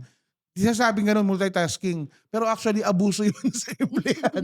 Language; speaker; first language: Filipino; native; Filipino